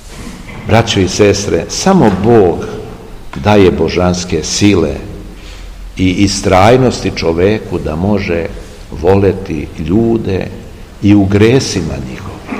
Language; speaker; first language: Serbian; native; Serbian